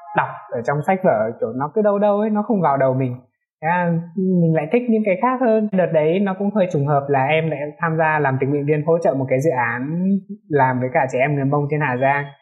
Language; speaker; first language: Vietnamese; non-native, local second language; Hmong